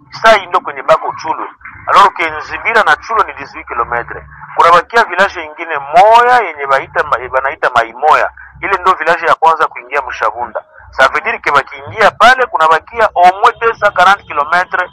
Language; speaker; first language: Swahili; native; Swahili